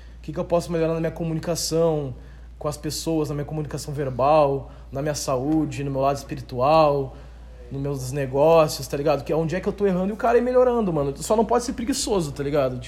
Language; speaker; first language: Portuguese; native; Portuguese